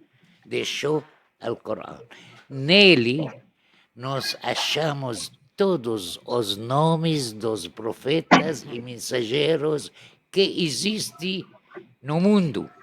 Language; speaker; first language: Portuguese; non-native, learner; Arabic